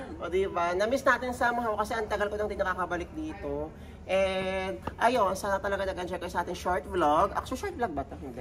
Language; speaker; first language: Filipino; native; Filipino